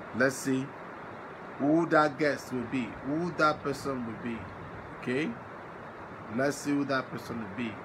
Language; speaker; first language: English; non-native, local second language; Yoruba